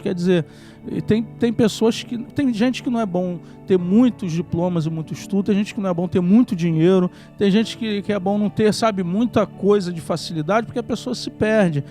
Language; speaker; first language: Portuguese; native; Portuguese